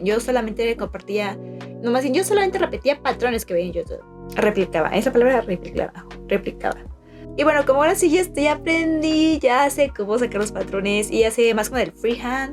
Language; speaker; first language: Spanish; native; Spanish